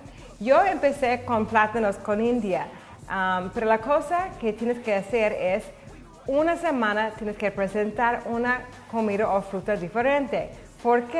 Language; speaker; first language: Spanish; non-native, learner; English